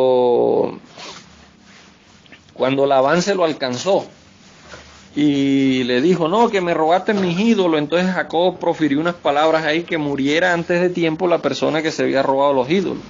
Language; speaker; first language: Spanish; native; Spanish